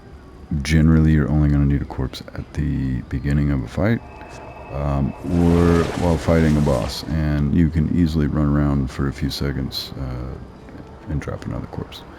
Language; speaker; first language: English; native; English